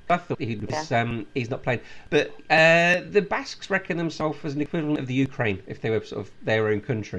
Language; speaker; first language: English; native; English